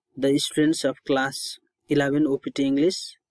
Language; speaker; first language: English; non-native, local second language; Nepali